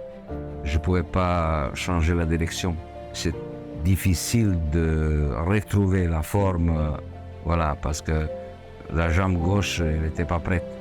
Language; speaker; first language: French; non-native, fluent; Serbian